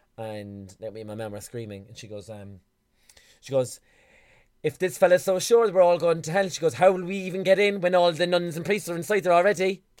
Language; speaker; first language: English; native; English